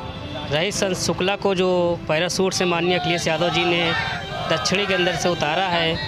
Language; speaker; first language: Hindi; native; Hindi